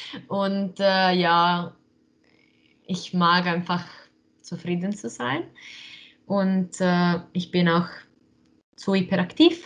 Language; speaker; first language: German; non-native, local second language; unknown